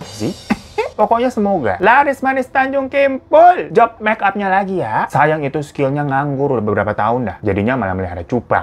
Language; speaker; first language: Indonesian; native; Indonesian